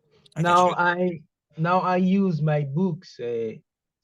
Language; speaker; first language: English; non-native, learner; Haitian Creole